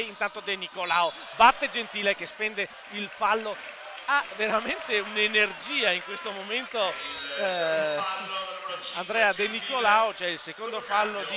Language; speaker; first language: Italian; native; Italian